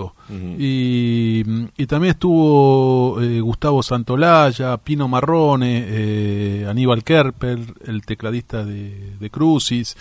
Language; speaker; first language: Spanish; native; Spanish